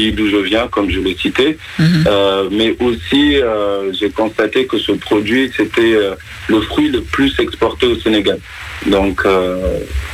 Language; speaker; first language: French; non-native, local second language; Wolof